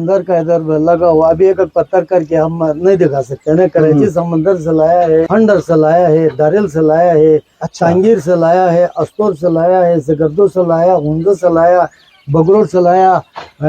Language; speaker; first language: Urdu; non-native, local second language; Shina